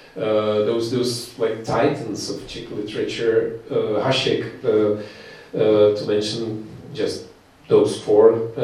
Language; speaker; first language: English; non-native, fluent; Czech